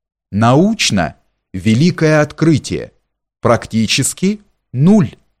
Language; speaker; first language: Russian; native; Russian